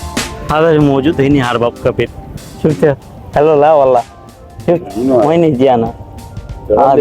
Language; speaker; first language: Arabic; non-native, learner; Bangla